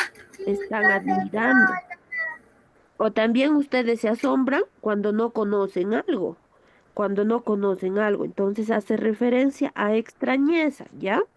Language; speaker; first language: Spanish; native; Spanish